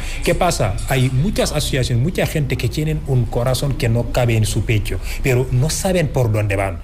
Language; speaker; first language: Spanish; non-native, fluent; Wolof